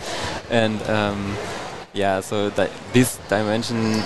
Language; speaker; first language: English; non-native, fluent; German